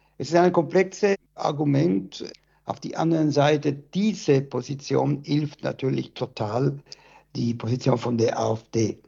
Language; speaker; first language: German; non-native, fluent; Italian